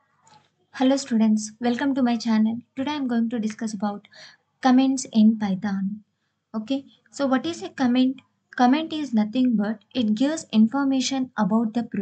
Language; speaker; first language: English; non-native, local second language; Telugu